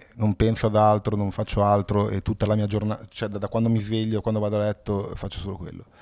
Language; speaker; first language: Italian; native; Italian